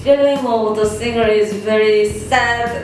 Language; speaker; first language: English; non-native, learner; Japanese